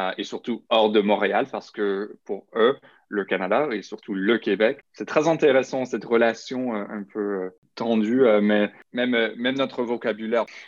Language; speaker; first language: French; non-native, local second language; English